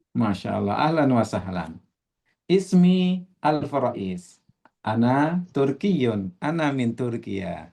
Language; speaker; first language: Arabic; non-native, fluent; Indonesian